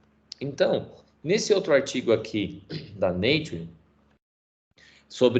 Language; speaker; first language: Portuguese; native; Portuguese